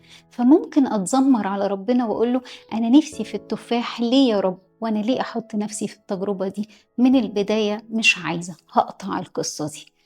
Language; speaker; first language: Arabic; native; Arabic